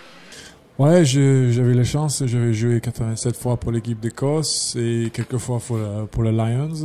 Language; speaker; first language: French; non-native, fluent; English